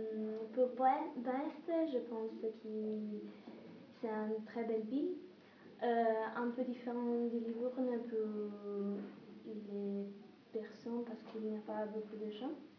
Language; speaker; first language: French; non-native, learner; Italian